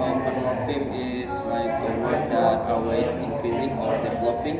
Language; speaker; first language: English; non-native, learner; Indonesian